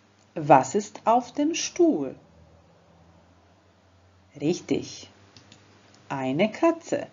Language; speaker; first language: German; non-native, fluent; Croatian